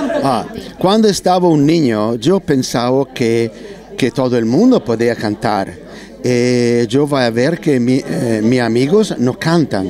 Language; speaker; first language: Spanish; non-native, learner; Italian